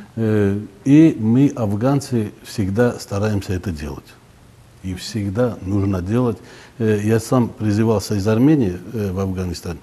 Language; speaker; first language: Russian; non-native, local second language; Armenian